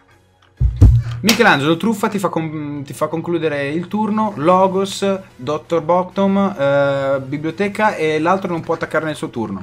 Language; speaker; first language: Italian; native; Italian